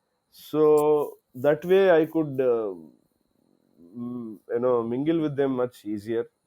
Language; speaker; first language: English; non-native, local second language; Telugu